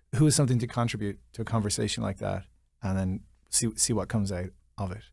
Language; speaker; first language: English; native; English